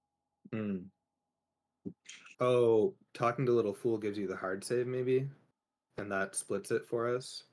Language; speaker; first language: English; native; English